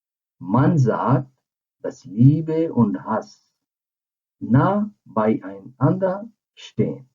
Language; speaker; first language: German; non-native, fluent; Urdu